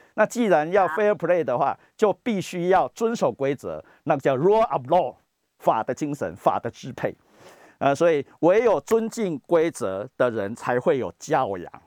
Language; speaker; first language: Chinese; native; Chinese